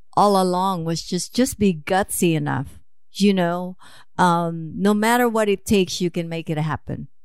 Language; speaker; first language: English; non-native, local second language; Filipino